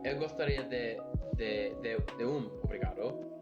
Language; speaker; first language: Portuguese; non-native, learner; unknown